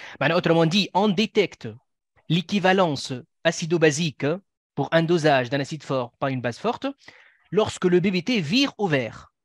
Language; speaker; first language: French; non-native, local second language; Arabic